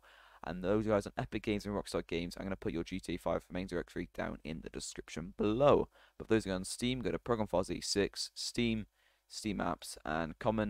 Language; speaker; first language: English; native; English